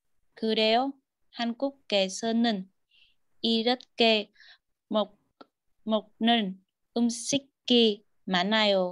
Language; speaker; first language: Korean; non-native, learner; Vietnamese